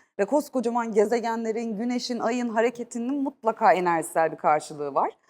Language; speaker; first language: Turkish; native; Turkish